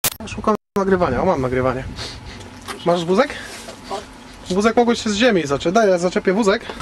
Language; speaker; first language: Polish; native; Polish